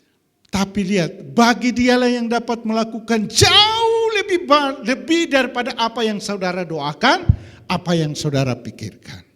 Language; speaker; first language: Indonesian; native; Indonesian